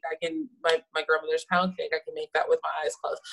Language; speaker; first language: English; native; English